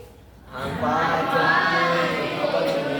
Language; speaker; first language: English; non-native, learner; Indonesian